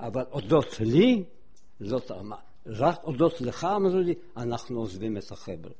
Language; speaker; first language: Hebrew; non-native, fluent; Polish